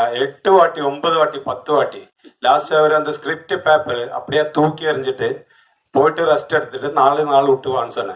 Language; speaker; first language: Tamil; non-native, learner; Malayalam